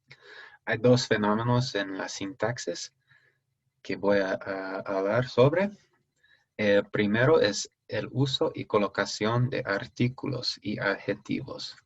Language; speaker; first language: Spanish; non-native, fluent; English